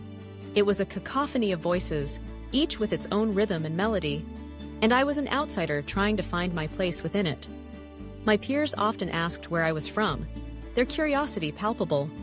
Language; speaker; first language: English; early bilingual, other home language; Russian